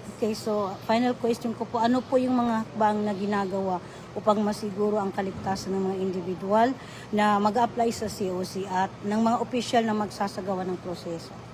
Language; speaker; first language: Filipino; non-native, local second language; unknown